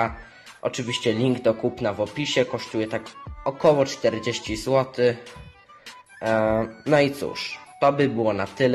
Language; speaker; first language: Polish; native; Polish